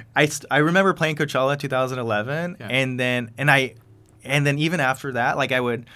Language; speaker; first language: English; early bilingual, other home language; Spanish